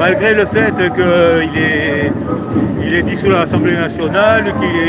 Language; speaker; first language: French; native; French